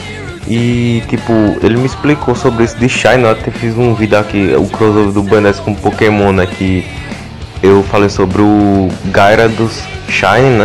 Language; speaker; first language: Portuguese; native; Portuguese